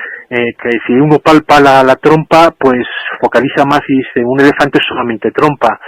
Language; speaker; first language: Spanish; native; Spanish